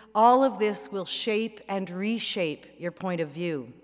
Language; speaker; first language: English; native; English